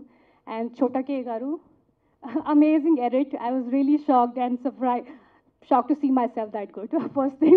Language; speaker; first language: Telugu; non-native, local second language; Hindi